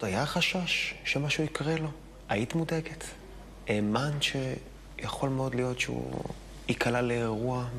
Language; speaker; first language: Hebrew; native; Hebrew